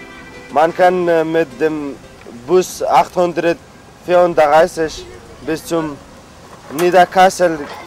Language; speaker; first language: German; non-native, learner; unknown